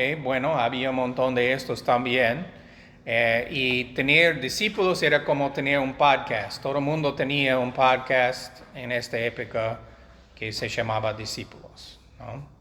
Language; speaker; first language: Spanish; non-native, fluent; English